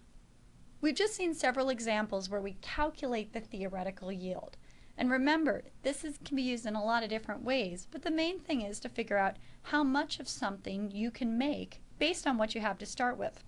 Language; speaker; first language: English; native; English